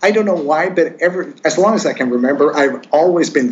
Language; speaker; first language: English; non-native, fluent; Swedish